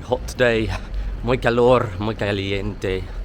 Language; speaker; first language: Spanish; non-native, learner; English